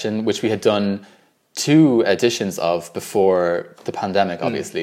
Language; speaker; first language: English; native; English